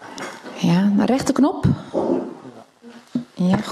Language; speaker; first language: Dutch; native; Dutch